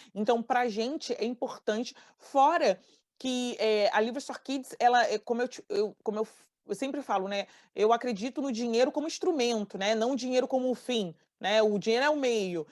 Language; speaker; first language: Portuguese; native; Portuguese